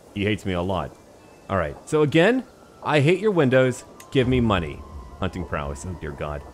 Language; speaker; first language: English; native; English